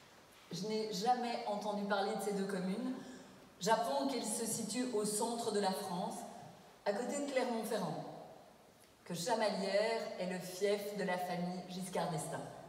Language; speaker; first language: French; native; French